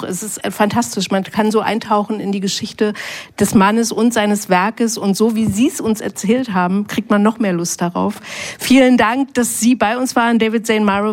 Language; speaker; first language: German; native; German